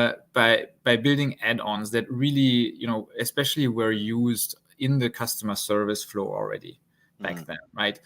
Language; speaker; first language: English; non-native, fluent; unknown